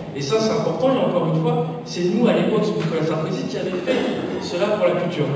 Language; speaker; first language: French; native; French